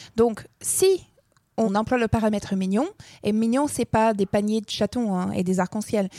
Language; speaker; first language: French; non-native, fluent; English